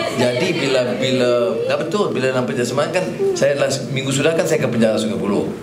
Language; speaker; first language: Malay; native; Malay